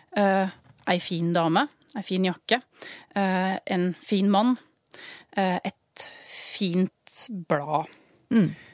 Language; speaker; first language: Norwegian; native; Norwegian